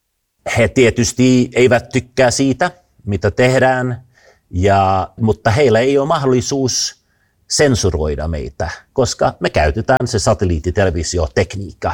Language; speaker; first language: Finnish; non-native, fluent; Swedish